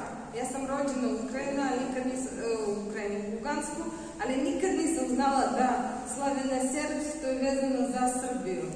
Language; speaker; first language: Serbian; non-native, fluent; Russian